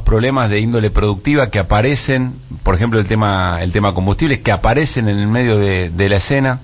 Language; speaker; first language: Spanish; native; Spanish